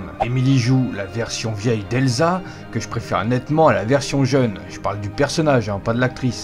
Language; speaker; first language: French; native; French